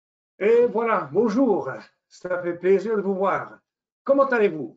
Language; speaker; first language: French; non-native, fluent; English